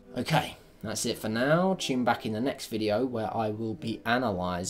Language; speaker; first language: English; native; English